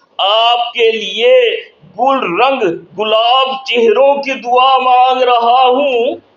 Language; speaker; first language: Urdu; native; Urdu